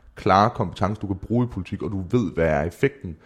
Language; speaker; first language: Danish; native; Danish